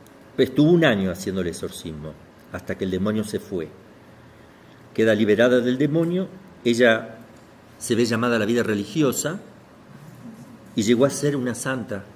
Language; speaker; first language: Spanish; native; Spanish